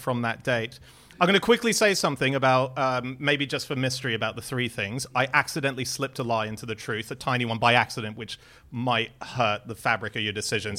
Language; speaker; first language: English; native; English